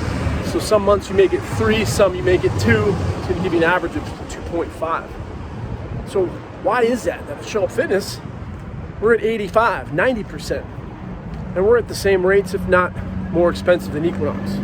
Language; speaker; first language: English; native; English